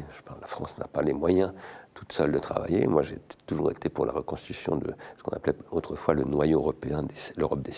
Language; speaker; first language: French; native; French